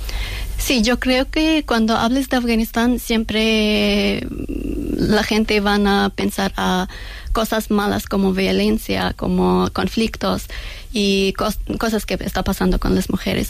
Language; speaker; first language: Spanish; non-native, learner; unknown